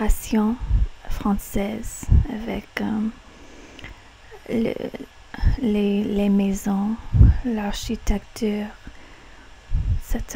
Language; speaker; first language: French; non-native, learner; English